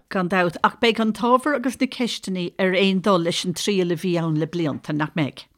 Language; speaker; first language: Irish; native; Irish